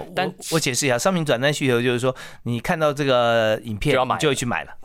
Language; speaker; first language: Chinese; native; Chinese